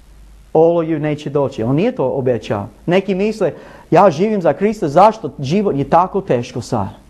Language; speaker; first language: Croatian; non-native, learner; English